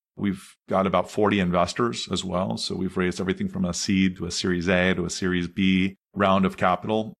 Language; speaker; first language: English; native; English